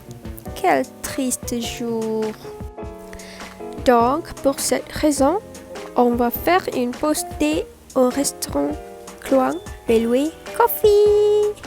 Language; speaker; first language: French; non-native, learner; Malay